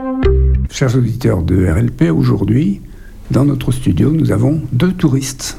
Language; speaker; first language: French; native; French